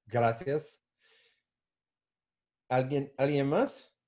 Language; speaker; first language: Spanish; non-native, fluent; English